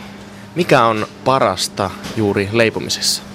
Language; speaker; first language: Finnish; non-native, local second language; Swedish